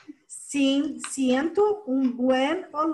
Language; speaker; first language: Spanish; non-native, fluent; Portuguese